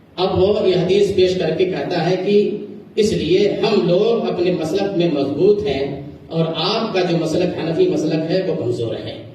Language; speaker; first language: Urdu; native; Urdu